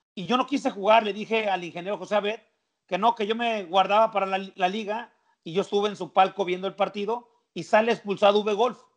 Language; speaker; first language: Spanish; native; Spanish